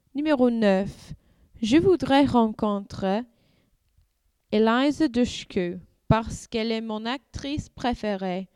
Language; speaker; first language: French; non-native, learner; English